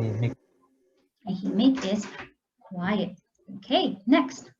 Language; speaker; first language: English; non-native, local second language; Filipino